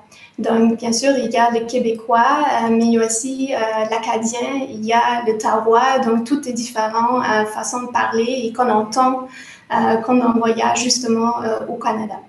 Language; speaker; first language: French; non-native, fluent; German